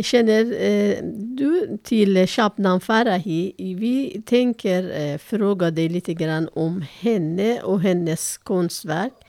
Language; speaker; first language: Swedish; non-native, learner; Persian